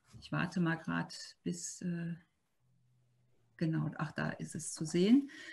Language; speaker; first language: German; native; German